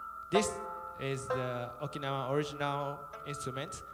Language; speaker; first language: English; non-native, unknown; Japanese